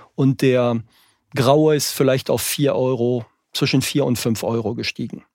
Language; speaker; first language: German; non-native, fluent; French